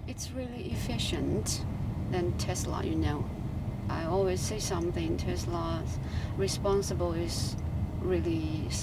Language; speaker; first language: English; non-native, fluent; Chinese